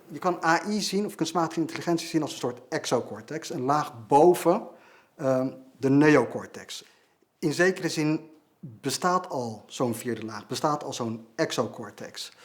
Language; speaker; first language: Dutch; native; Dutch